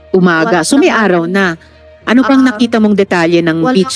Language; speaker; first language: Filipino; non-native, learner; Chinese